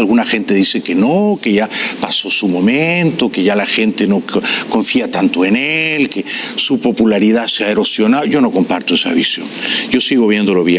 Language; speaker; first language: Spanish; native; Spanish